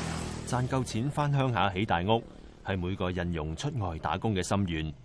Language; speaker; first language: Cantonese; native; Cantonese